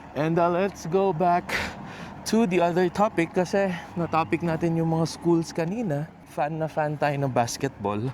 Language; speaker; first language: Filipino; non-native, local second language; Cebuano